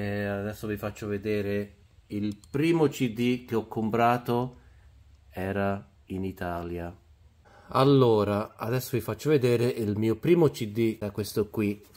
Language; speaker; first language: Italian; early bilingual, heritage; Italian